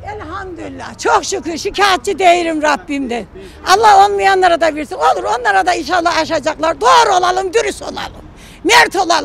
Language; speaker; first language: Turkish; native; Turkish